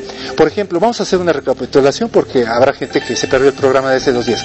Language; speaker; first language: Spanish; native; Spanish